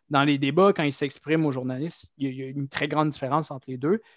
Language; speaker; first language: French; native; French